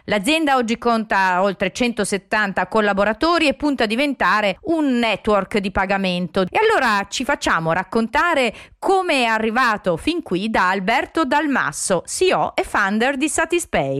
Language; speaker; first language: Italian; native; Italian